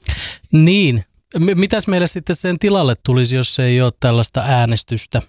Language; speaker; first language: Finnish; native; Finnish